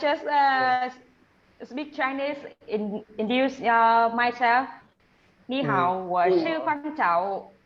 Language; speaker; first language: English; non-native, learner; Vietnamese